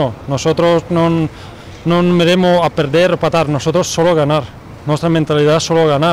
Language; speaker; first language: Spanish; non-native, learner; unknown